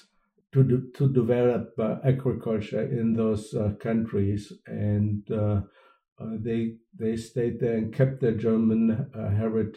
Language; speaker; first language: English; non-native, fluent; German